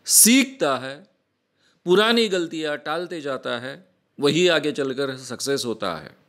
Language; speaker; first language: Hindi; non-native, local second language; Marathi